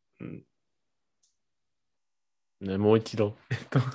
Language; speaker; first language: Japanese; non-native, learner; German